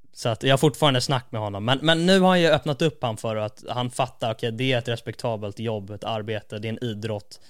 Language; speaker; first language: Swedish; native; Swedish